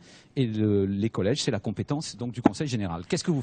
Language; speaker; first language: French; native; French